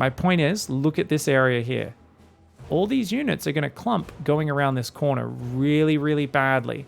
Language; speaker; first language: English; native; English